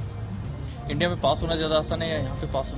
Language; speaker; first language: Hindi; native; Hindi